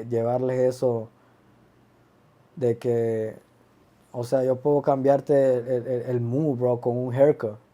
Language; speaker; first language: Spanish; early bilingual, other home language; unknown